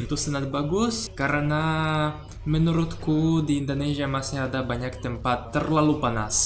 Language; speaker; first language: Indonesian; non-native, learner; Russian